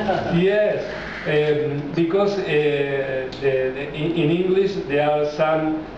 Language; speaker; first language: English; non-native, learner; Spanish